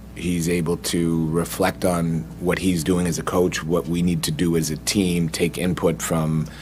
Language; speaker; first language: English; native; English